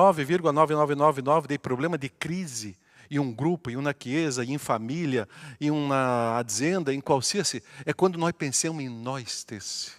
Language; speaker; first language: Italian; non-native, fluent; Portuguese